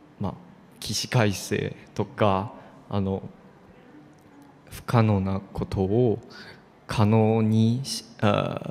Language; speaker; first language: Japanese; non-native, fluent; Chinese